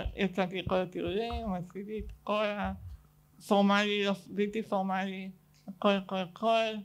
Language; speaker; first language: Hebrew; native; Hebrew